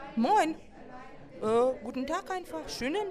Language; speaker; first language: German; non-native, fluent; Polish